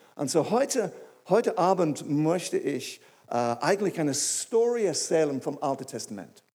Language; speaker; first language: German; non-native, fluent; English